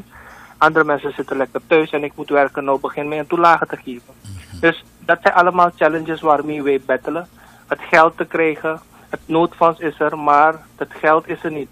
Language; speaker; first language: Dutch; native; Dutch